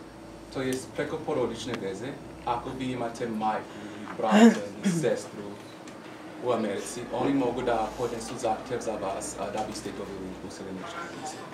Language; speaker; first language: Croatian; non-native, learner; English